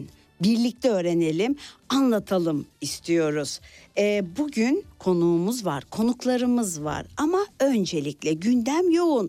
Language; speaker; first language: Turkish; native; Turkish